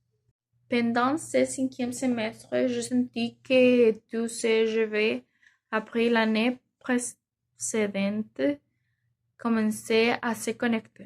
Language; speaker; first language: French; non-native, learner; Spanish